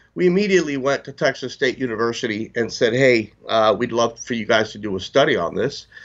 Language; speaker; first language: English; native; English